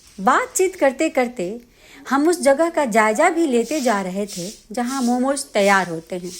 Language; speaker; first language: Hindi; native; Hindi